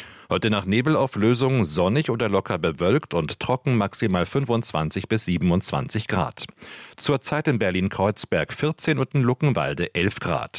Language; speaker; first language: German; native; German